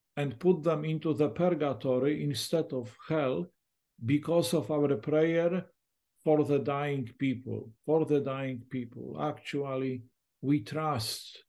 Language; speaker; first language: English; non-native, fluent; Polish